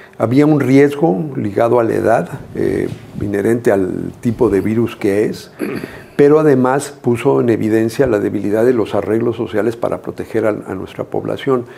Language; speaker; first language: Spanish; native; Spanish